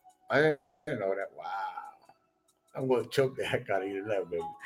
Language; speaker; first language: English; non-native, fluent; Spanish